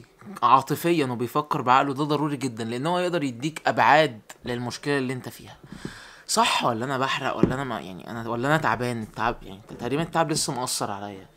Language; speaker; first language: Arabic; native; Arabic